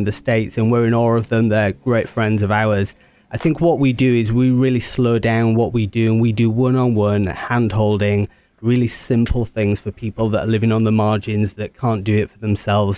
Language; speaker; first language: English; native; English